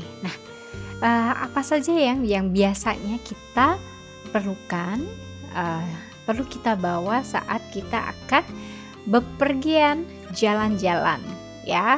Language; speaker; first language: Indonesian; native; Indonesian